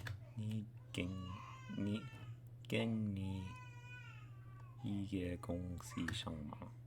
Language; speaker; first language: Chinese; non-native, learner; English